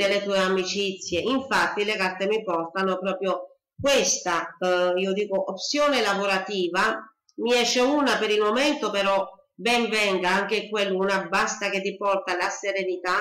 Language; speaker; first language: Italian; native; Italian